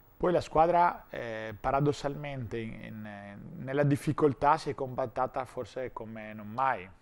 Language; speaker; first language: Italian; native; Italian